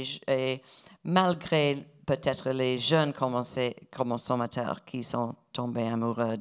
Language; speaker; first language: French; non-native, fluent; English